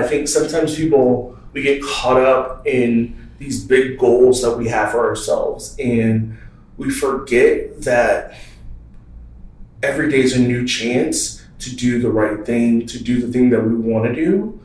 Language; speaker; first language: English; native; English